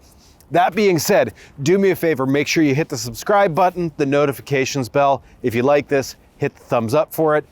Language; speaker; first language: English; native; English